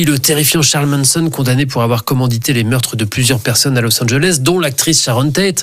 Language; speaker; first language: French; native; French